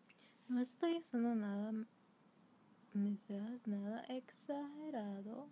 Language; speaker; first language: Spanish; early bilingual, heritage; Spanish